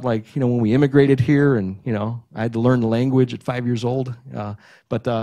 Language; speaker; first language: English; early bilingual, other home language; Greek